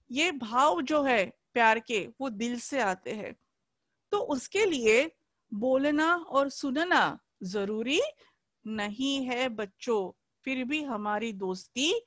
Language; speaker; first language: Hindi; non-native, local second language; Marathi